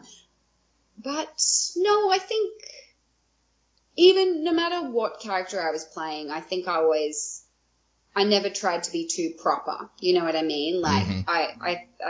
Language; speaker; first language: English; native; English